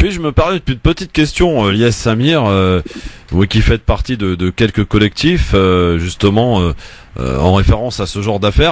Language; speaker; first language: French; native; French